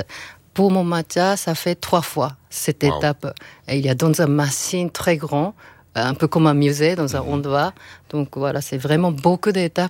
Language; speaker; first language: French; non-native, learner; Japanese